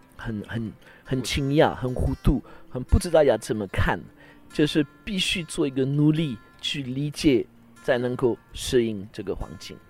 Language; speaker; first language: Chinese; non-native, fluent; French